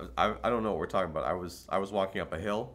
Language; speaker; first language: English; native; English